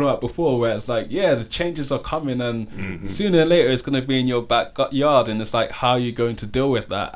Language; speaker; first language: English; native; English